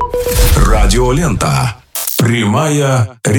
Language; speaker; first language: Russian; native; Russian